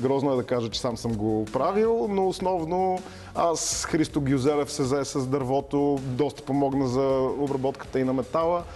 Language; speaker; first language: Bulgarian; native; Bulgarian